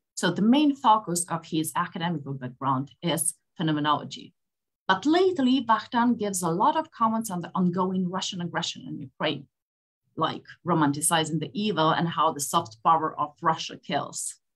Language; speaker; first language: English; non-native, fluent; Ukrainian